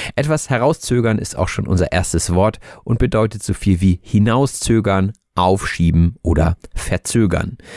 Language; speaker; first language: German; native; German